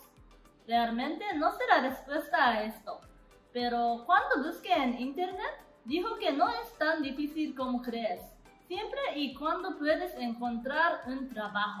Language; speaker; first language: Spanish; non-native, learner; Japanese